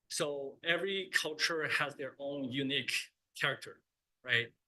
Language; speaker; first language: English; non-native, fluent; Chinese